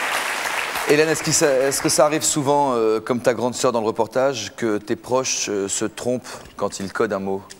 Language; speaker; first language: French; native; French